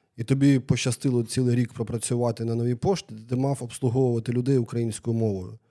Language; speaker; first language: Ukrainian; non-native, local second language; Russian